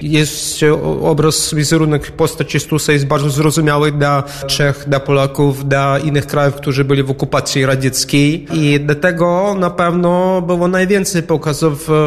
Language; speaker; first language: Polish; non-native, fluent; Ukrainian